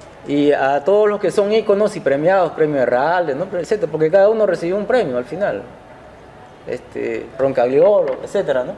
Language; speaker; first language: Spanish; native; Spanish